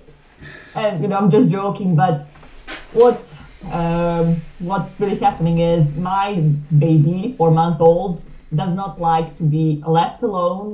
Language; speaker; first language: English; non-native, fluent; Serbian